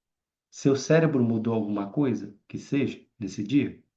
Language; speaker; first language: Portuguese; native; Portuguese